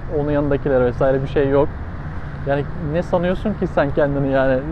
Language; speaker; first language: Turkish; native; Turkish